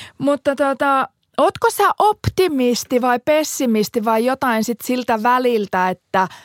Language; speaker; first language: Finnish; native; Finnish